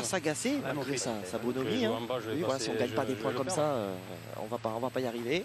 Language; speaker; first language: French; native; French